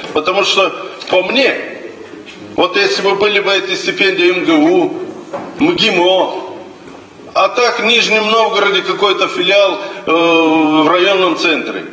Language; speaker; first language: Russian; non-native, local second language; Gagauz